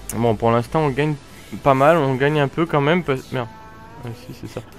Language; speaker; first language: French; native; French